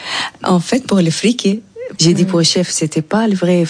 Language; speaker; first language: French; non-native, learner; Arabic